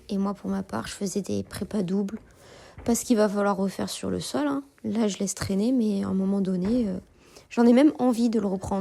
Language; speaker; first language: French; native; French